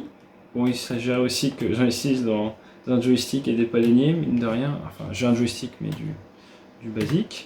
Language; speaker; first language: French; native; French